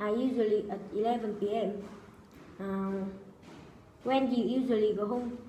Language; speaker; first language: English; non-native, learner; Vietnamese